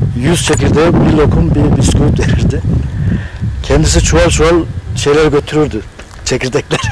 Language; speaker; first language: Turkish; native; Turkish